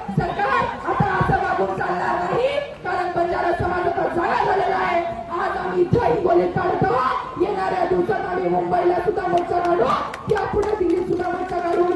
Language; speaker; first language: Marathi; non-native, local second language; Lambadi